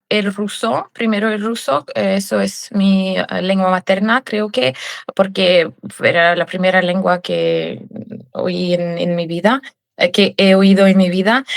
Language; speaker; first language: Spanish; non-native, fluent; Russian